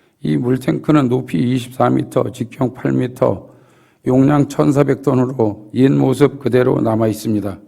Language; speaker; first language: Korean; native; Korean